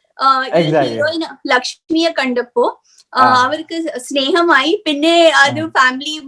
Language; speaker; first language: Malayalam; non-native, learner; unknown